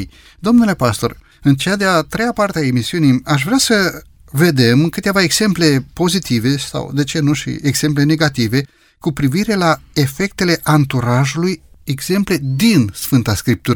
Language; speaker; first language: Romanian; native; Romanian